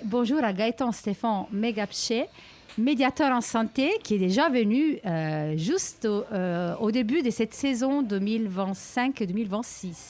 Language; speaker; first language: French; native; French